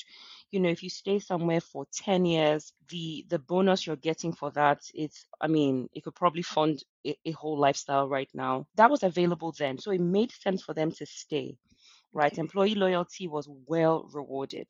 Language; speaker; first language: English; non-native, local second language; Yoruba